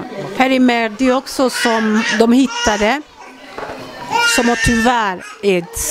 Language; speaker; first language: Swedish; early bilingual, other home language; Lingala